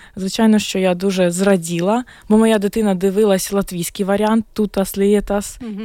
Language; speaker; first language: Ukrainian; non-native, local second language; Russian